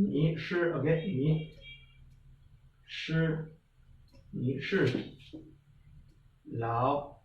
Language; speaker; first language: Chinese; non-native, fluent; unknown